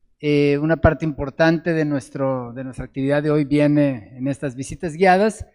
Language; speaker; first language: Spanish; native; Spanish